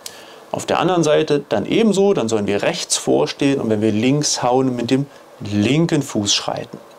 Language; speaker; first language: German; native; German